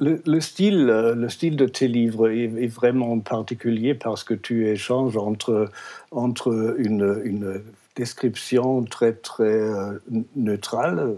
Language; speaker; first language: French; non-native, fluent; German